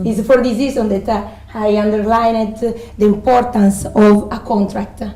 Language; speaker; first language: English; non-native, fluent; Italian